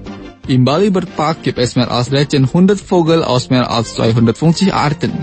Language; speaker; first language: German; non-native, fluent; Indonesian